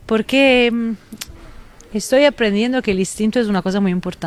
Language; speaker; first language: Spanish; non-native, fluent; Italian